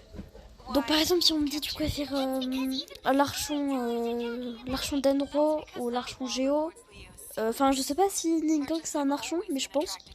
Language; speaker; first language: French; native; French